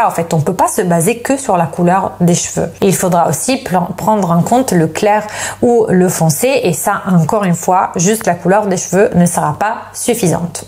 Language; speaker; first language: French; non-native, fluent; Italian